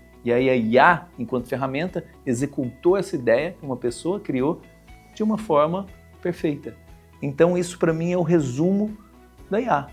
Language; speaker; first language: Portuguese; native; Portuguese